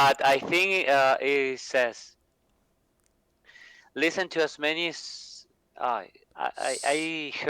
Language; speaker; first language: English; non-native, learner; Spanish